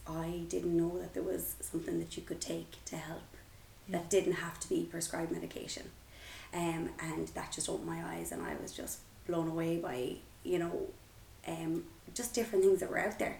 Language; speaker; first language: English; native; English